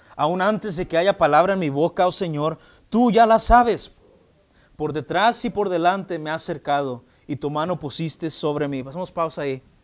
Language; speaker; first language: Spanish; early bilingual, heritage; Spanish